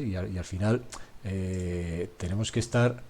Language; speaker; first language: Spanish; native; Spanish